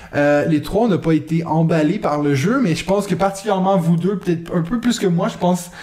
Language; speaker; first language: French; non-native, local second language; German